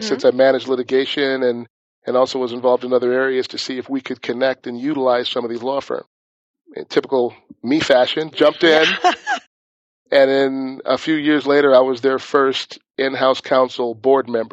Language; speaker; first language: English; native; English